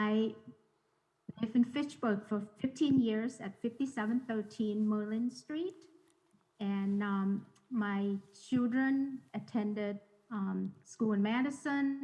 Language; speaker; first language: English; non-native, fluent; Thai